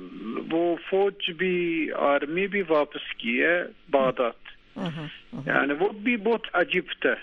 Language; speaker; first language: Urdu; non-native, learner; Turkish